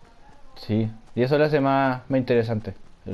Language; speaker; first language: Spanish; native; Spanish